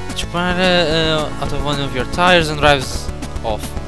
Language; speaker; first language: English; non-native, learner; Portuguese